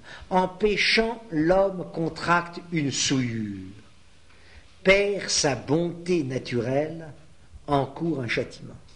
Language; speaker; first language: French; native; French